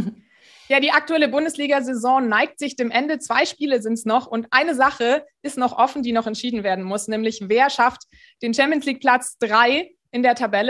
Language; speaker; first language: German; native; German